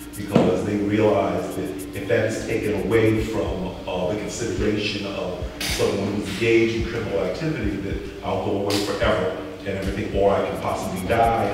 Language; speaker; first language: English; native; English